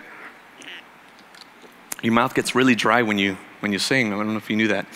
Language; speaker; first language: English; native; English